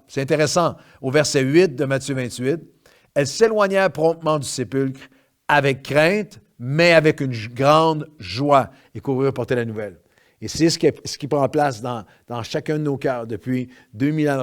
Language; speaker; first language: French; native; French